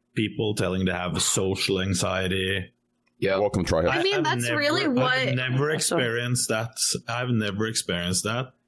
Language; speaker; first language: English; non-native, fluent; Norwegian